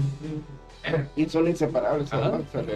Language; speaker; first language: Spanish; native; Spanish